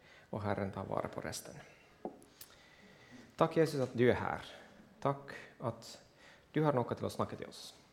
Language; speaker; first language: Swedish; non-native, fluent; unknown